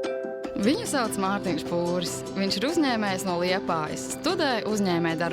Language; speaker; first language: Latvian; native; Latvian